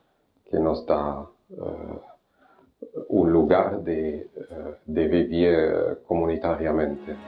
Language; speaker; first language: Spanish; non-native, fluent; German